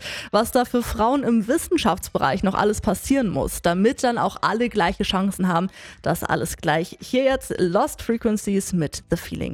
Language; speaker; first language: German; native; German